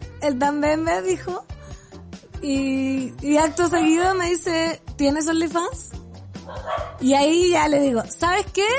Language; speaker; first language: Spanish; native; Spanish